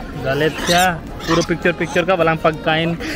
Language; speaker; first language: Filipino; non-native, learner; Hindi